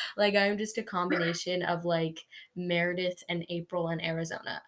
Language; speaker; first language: English; native; English